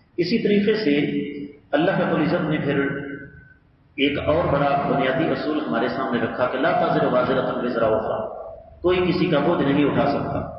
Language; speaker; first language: Urdu; non-native, local second language; Punjabi